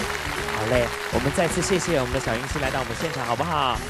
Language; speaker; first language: Chinese; native; Chinese